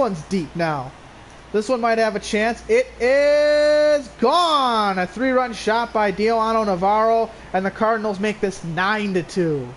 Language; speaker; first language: English; native; English